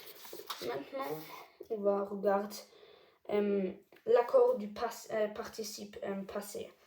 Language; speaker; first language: French; non-native, learner; German